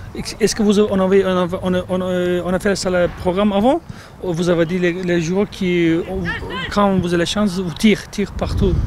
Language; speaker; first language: French; non-native, learner; Turkish